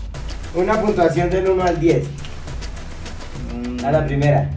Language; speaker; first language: Spanish; native; Spanish